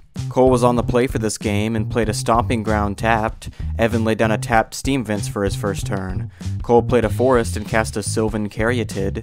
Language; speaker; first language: English; native; English